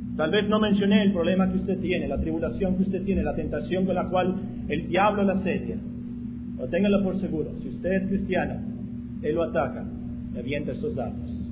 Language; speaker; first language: Spanish; non-native, fluent; English